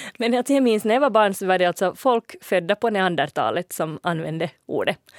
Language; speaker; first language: Swedish; native; Swedish